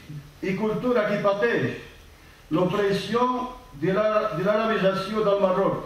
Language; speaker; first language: Catalan; non-native, fluent; Berber languages